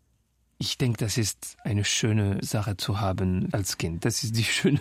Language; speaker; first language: German; non-native, fluent; French